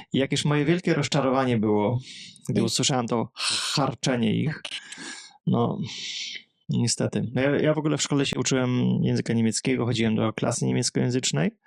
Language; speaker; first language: Polish; native; Polish